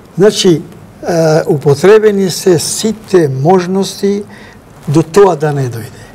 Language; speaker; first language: Macedonian; non-native, local second language; Albanian